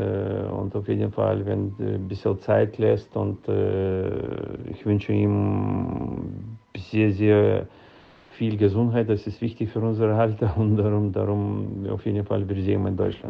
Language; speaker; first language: German; non-native, learner; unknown